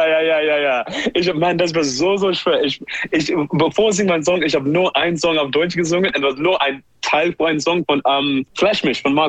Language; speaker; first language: German; non-native, learner; English